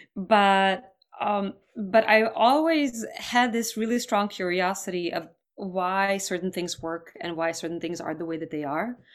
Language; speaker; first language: English; non-native, fluent; Serbian